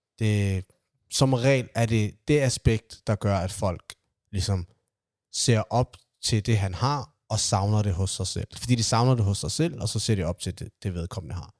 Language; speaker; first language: Danish; early bilingual, other home language; Somali